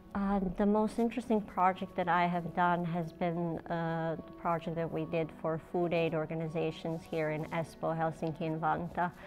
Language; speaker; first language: English; non-native, fluent; Serbian